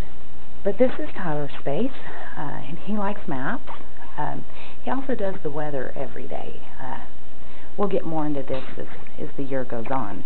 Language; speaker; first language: English; native; English